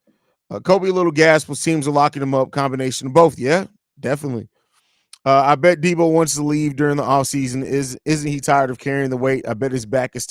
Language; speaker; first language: English; native; English